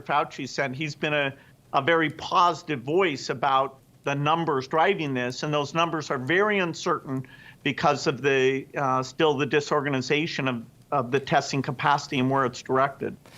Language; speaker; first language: English; native; English